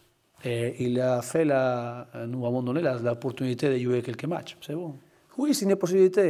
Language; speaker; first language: French; non-native, learner; Spanish